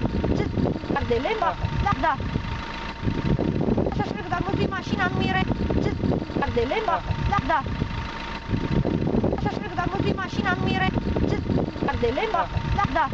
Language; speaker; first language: Romanian; native; Romanian